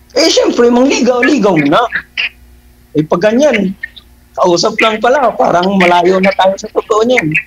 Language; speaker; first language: Filipino; non-native, local second language; Cebuano